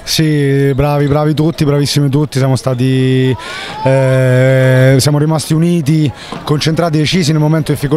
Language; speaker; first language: Italian; native; Italian